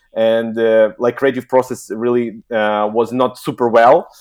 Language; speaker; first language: English; non-native, learner; Ukrainian